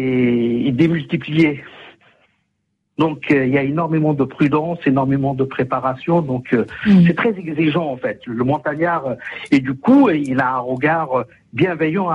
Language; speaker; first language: French; non-native, local second language; Kabyle